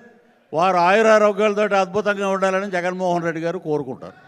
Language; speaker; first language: Telugu; native; Telugu